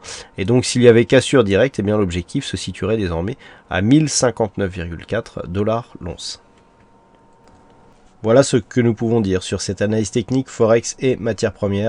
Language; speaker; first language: French; native; French